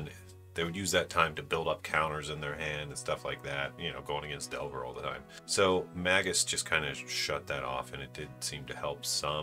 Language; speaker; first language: English; native; English